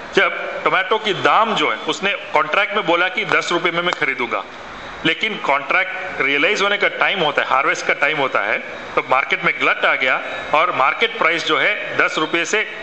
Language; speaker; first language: Hindi; non-native, local second language; Malayalam